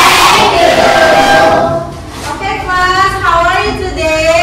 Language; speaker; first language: English; non-native, learner; Indonesian